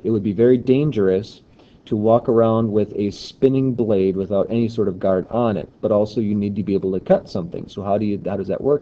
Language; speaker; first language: English; native; English